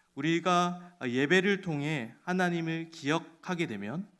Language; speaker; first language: Korean; native; Korean